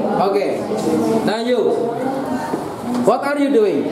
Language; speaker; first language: English; non-native, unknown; Indonesian